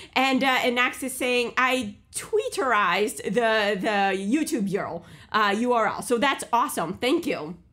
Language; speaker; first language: English; early bilingual, other home language; Portuguese